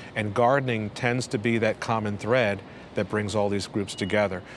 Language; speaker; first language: English; native; English